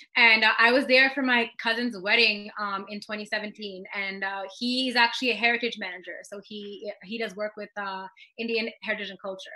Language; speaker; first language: English; native; English